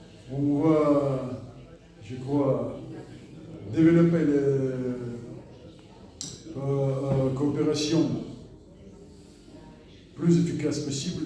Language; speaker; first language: French; non-native, learner; Russian